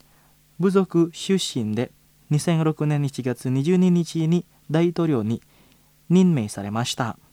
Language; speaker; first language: Japanese; non-native, fluent; Indonesian